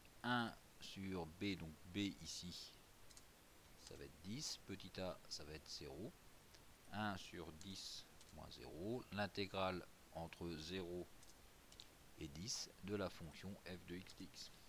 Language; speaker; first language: French; native; French